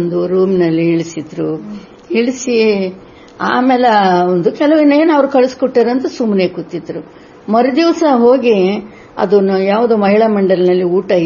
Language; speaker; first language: Kannada; non-native, local second language; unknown